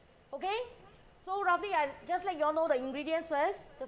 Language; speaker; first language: English; non-native, local second language; Chinese